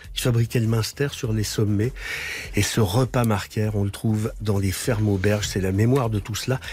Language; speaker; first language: French; native; French